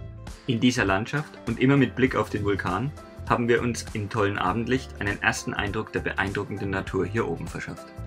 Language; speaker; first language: German; native; German